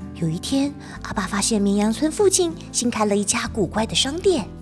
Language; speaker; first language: Chinese; native; Chinese